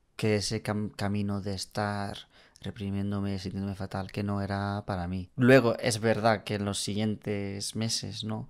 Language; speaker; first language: Spanish; non-native, fluent; English